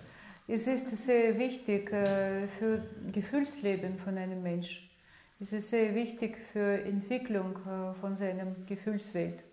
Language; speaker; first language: German; non-native, fluent; Russian